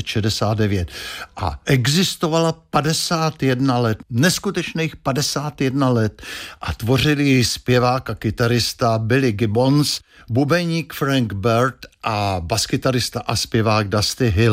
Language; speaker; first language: Czech; native; Czech